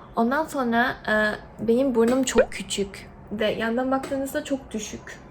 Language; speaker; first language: Turkish; early bilingual, other home language; Korean